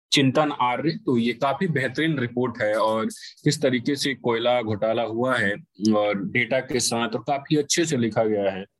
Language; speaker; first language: Hindi; native; Hindi